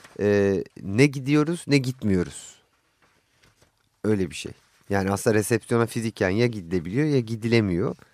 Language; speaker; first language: Turkish; native; Turkish